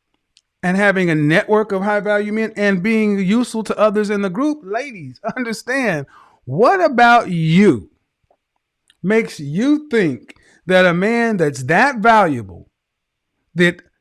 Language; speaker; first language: English; native; English